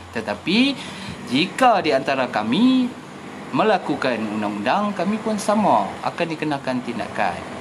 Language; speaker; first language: Malay; native; Malay